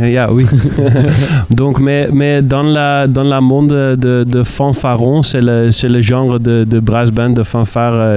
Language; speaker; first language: French; non-native, learner; Dutch